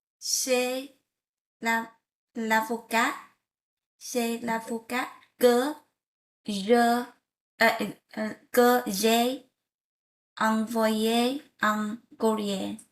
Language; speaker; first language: French; non-native, learner; Vietnamese